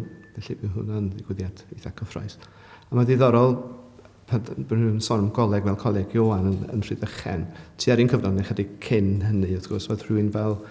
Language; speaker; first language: Welsh; native; Welsh